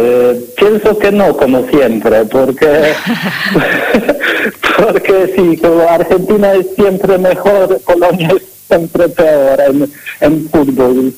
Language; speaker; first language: Spanish; non-native, learner; Polish